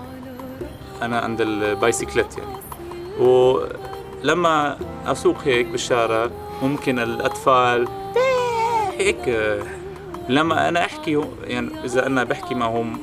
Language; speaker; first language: Arabic; non-native, fluent; German